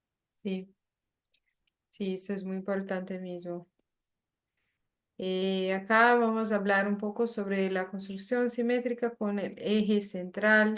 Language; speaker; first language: Spanish; non-native, learner; Portuguese